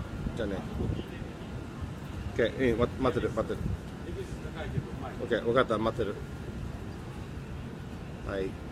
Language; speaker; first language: Japanese; non-native, fluent; English